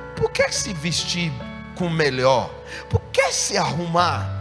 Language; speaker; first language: Portuguese; non-native, fluent; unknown